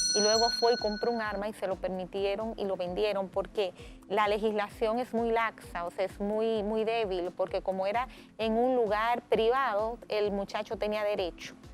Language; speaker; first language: Spanish; native; Spanish